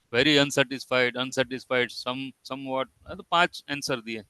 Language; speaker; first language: Hindi; non-native, local second language; Gujarati